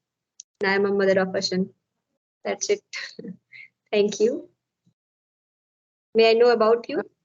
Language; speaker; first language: English; non-native, learner; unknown